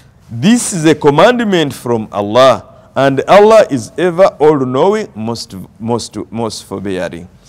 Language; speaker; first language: English; non-native, local second language; Ganda